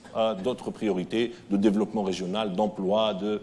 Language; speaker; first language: French; non-native, local second language; Arabic